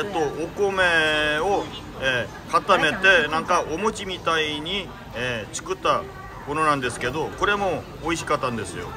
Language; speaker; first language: Japanese; non-native, fluent; Korean